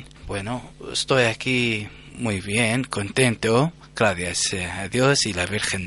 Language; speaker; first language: Spanish; non-native, learner; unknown